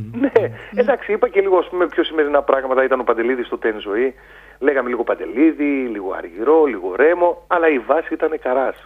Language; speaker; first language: Greek; native; Greek